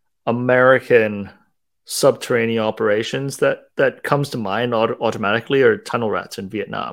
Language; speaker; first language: English; non-native, local second language; Cantonese